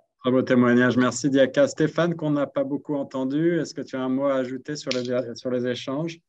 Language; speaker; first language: French; native; French